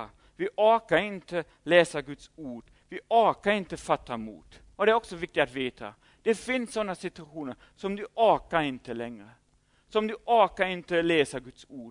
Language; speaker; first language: Swedish; non-native, fluent; German